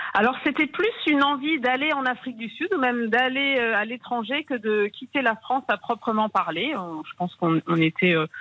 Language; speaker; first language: French; native; French